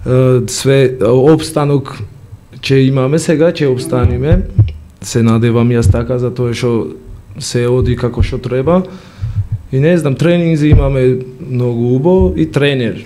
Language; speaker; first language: Macedonian; non-native, learner; Georgian